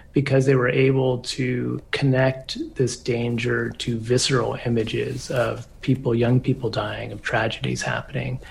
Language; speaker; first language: English; native; English